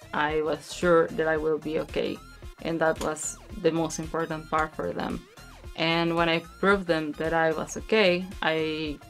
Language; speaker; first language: English; non-native, learner; Spanish